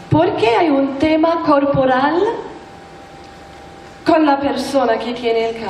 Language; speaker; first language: Spanish; non-native, learner; German